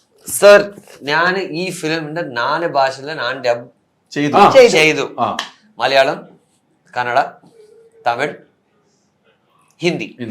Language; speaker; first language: Malayalam; non-native, learner; Tamil